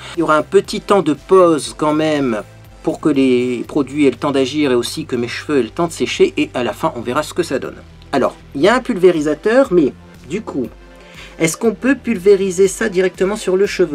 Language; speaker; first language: French; native; French